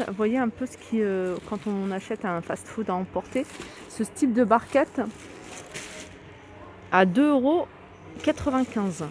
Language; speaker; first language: French; native; French